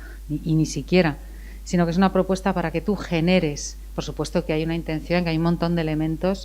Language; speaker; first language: Spanish; native; Spanish